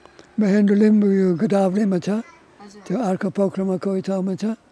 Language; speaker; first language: Nepali; non-native, learner; English